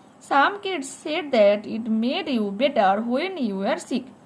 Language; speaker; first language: English; non-native, local second language; Bangla